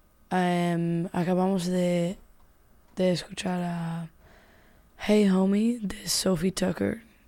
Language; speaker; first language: Spanish; non-native, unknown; English